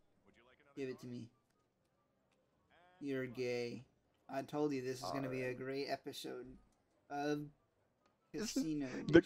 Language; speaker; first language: English; native; English